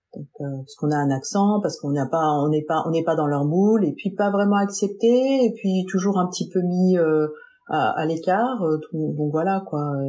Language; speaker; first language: French; native; French